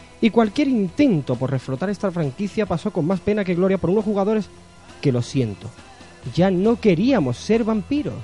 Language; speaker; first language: Spanish; native; Spanish